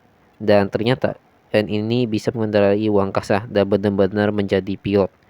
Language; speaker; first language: Indonesian; native; Indonesian